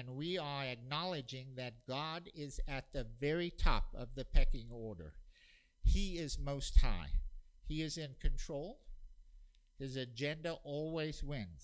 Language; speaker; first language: English; native; English